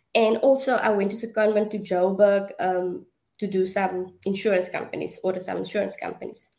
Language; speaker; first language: English; non-native, local second language; Afrikaans